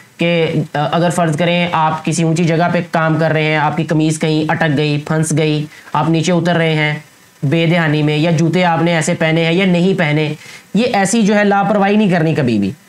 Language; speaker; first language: Urdu; non-native, local second language; Punjabi